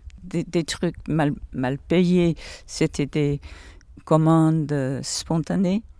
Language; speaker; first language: French; non-native, fluent; English